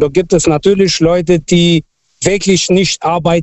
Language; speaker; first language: German; early bilingual, other home language; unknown